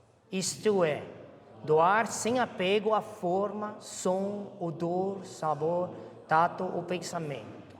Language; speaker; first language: Portuguese; non-native, fluent; Chinese